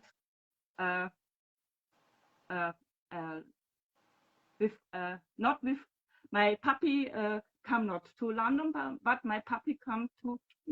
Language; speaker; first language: English; non-native, learner; German